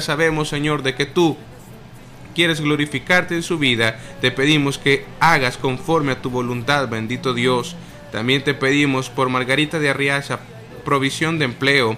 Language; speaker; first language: Spanish; native; Spanish